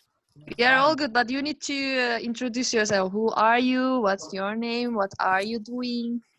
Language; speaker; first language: English; non-native, fluent; Turkish